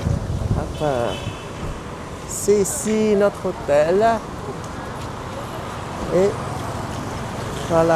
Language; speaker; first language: French; non-native, fluent; Vietnamese